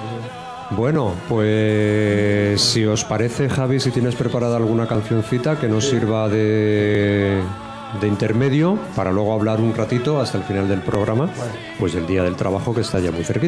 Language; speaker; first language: Spanish; native; Spanish